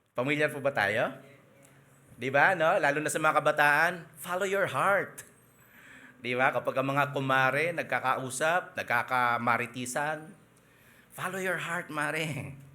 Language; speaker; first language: Filipino; native; Filipino